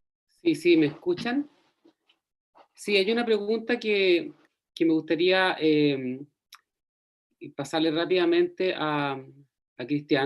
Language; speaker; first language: Spanish; native; Spanish